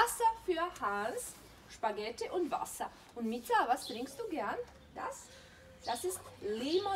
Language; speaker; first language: German; non-native, fluent; Croatian